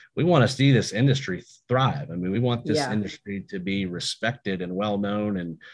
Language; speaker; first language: English; native; English